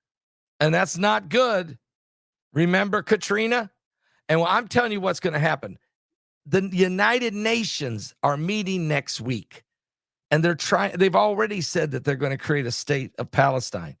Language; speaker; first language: English; native; English